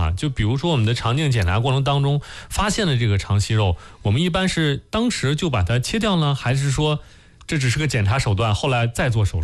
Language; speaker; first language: Chinese; native; Chinese